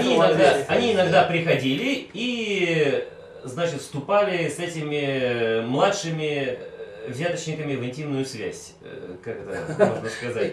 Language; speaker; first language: Russian; native; Russian